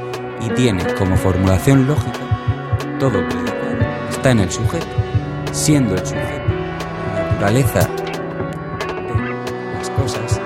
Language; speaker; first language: Spanish; native; Spanish